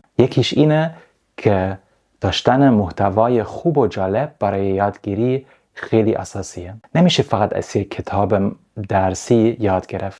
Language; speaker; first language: Persian; non-native, fluent; German